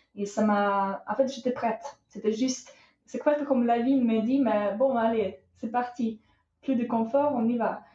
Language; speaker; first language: French; non-native, fluent; Russian